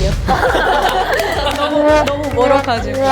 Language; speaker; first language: Korean; non-native, fluent; Russian